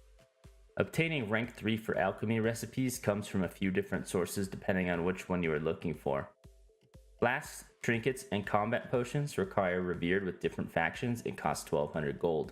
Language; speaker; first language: English; native; English